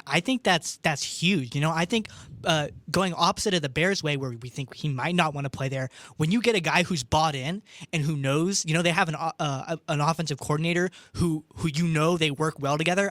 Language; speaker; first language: English; native; English